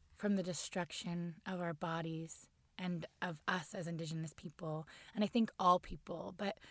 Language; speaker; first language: English; native; English